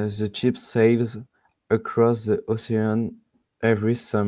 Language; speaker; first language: English; non-native, learner; French